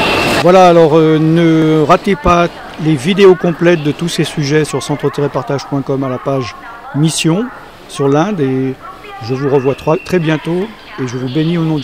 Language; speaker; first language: French; native; French